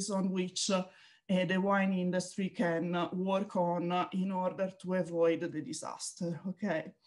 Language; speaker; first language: English; non-native, fluent; Italian